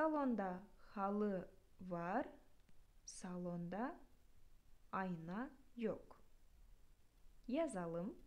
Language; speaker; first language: Turkish; non-native, fluent; Kyrgyz